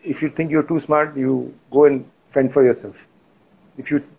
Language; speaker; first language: English; non-native, local second language; Hindi